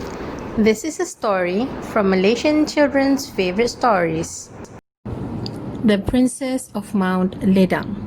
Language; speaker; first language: English; non-native, local second language; Malay